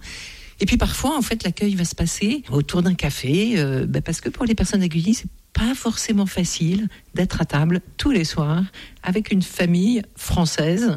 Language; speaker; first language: French; native; French